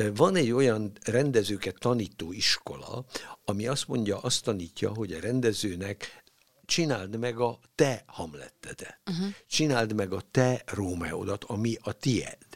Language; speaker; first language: Hungarian; native; Hungarian